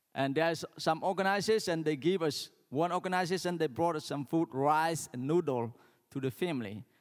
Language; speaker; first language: English; non-native, learner; Khmer